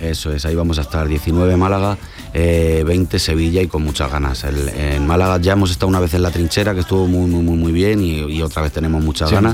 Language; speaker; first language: Spanish; native; Spanish